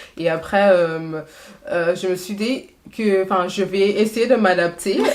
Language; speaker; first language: French; non-native, fluent; English